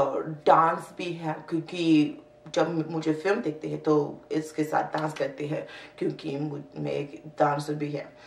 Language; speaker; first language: Hindi; non-native, learner; English